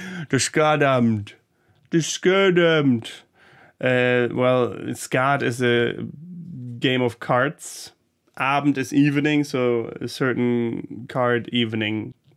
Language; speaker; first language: English; non-native, fluent; German